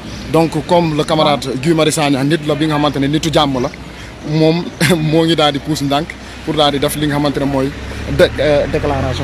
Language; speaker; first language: French; non-native, local second language; Wolof